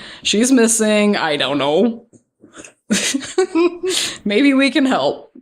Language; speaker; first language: English; native; English